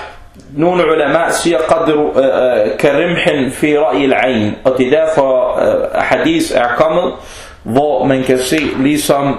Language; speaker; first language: Danish; non-native, fluent; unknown